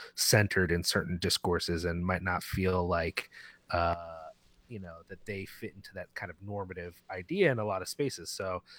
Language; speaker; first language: English; early bilingual, other home language; Spanish